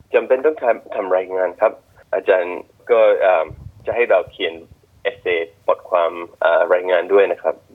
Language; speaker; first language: Thai; non-native, fluent; English